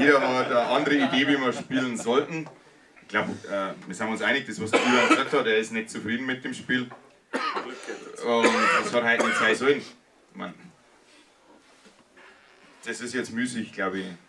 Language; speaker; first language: German; native; German